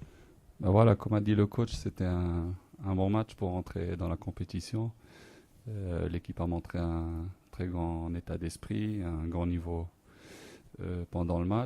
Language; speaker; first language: French; non-native, local second language; Arabic